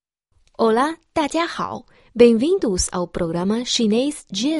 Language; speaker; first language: Portuguese; non-native, fluent; Chinese